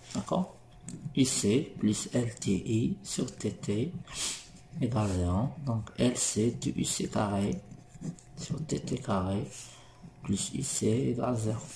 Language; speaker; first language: French; non-native, local second language; Arabic